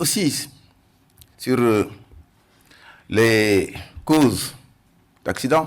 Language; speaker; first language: French; non-native, local second language; Wolof